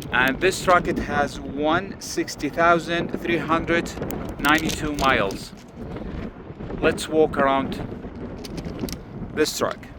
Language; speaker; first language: English; non-native, learner; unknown